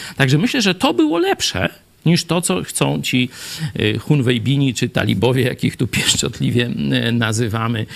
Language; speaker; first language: Polish; native; Polish